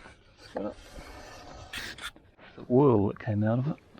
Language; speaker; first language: English; native; English